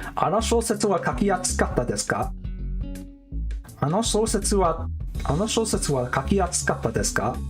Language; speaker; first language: Japanese; non-native, learner; English